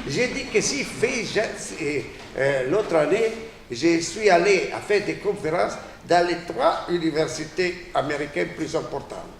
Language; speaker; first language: French; non-native, fluent; Italian